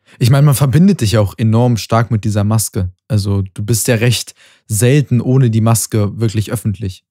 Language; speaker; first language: German; native; German